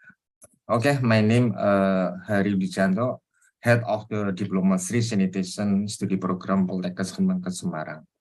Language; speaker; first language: English; non-native, learner; Indonesian